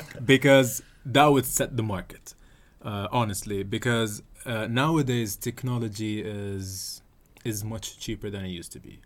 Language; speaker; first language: English; non-native, fluent; Arabic